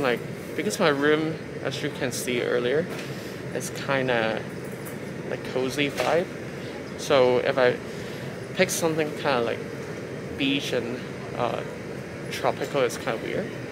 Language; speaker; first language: English; non-native, local second language; Cantonese